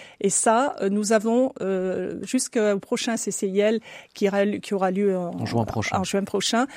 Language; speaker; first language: French; native; French